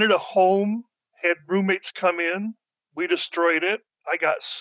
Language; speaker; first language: English; native; English